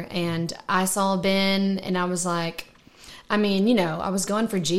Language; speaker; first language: English; native; English